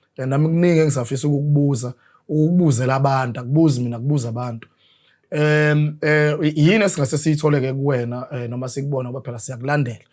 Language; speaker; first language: Zulu; native; Zulu